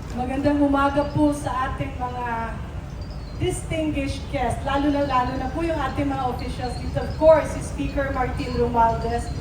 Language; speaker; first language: Filipino; native; Filipino